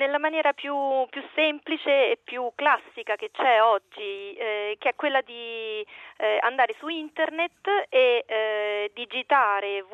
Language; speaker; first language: Italian; native; Italian